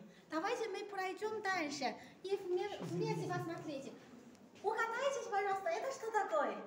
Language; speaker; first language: Russian; non-native, learner; Chinese